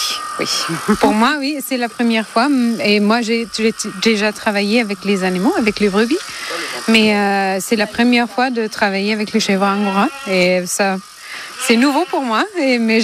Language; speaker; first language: French; non-native, learner; German